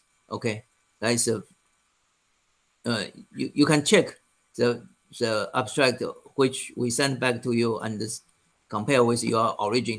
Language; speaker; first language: English; non-native, fluent; Chinese